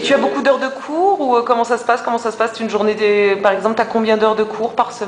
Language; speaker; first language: French; native; French